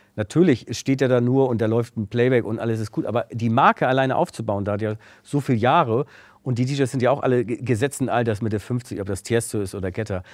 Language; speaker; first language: German; native; German